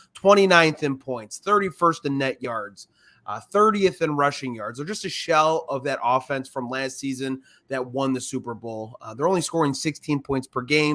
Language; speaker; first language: English; native; English